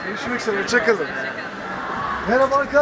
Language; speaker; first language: Turkish; native; Turkish